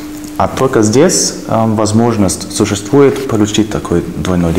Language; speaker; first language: Russian; non-native, learner; German